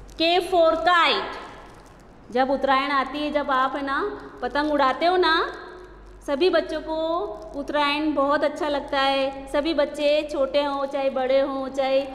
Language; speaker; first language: Hindi; non-native, local second language; Gujarati